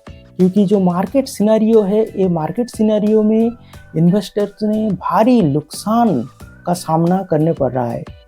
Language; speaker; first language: Hindi; non-native, local second language; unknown